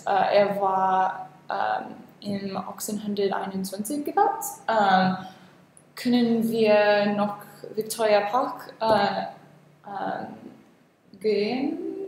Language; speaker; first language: German; non-native, learner; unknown